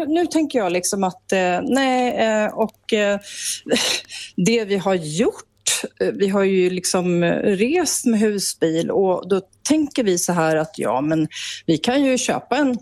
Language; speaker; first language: Swedish; native; Swedish